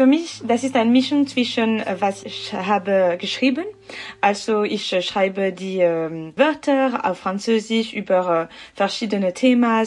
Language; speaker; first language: German; non-native, learner; French